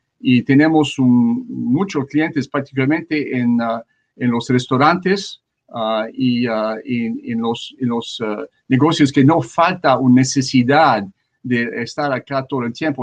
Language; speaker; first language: Spanish; non-native, learner; French